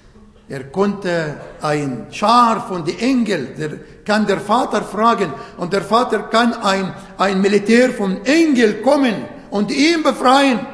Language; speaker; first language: German; non-native, fluent; Arabic